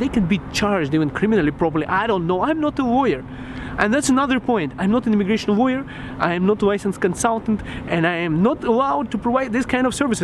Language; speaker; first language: English; non-native, local second language; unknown